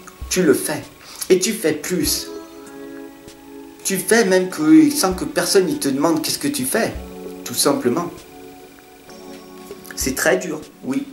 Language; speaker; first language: French; native; French